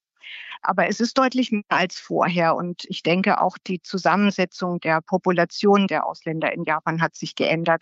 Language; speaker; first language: German; native; German